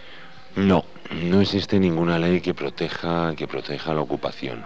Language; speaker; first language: Spanish; native; Spanish